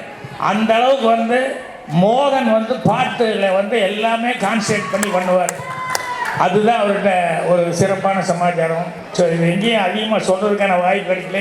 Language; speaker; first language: Tamil; native; Tamil